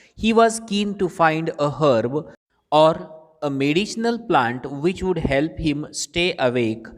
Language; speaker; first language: English; non-native, local second language; Marathi